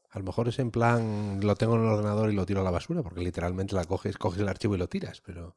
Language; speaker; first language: Spanish; native; Spanish